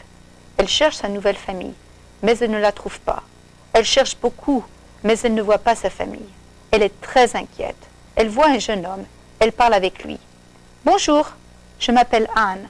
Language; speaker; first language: French; non-native, fluent; English